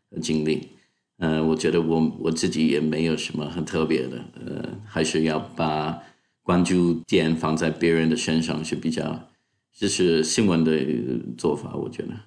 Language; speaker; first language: Chinese; non-native, fluent; English